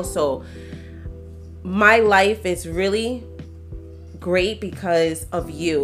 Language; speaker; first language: English; early bilingual, other home language; Spanish